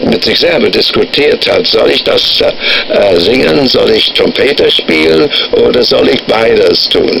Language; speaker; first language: German; non-native, fluent; English